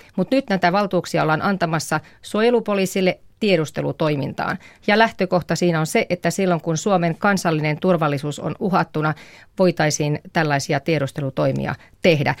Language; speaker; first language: Finnish; native; Finnish